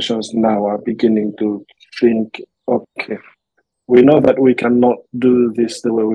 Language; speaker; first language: English; non-native, local second language; Nyanja